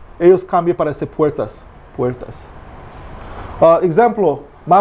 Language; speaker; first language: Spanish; non-native, learner; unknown